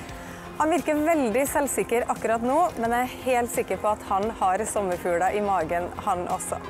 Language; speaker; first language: Norwegian; native; Norwegian